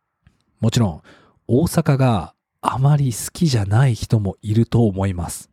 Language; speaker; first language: Japanese; non-native, fluent; English